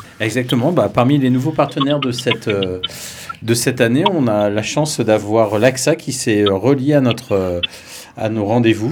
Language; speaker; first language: French; native; French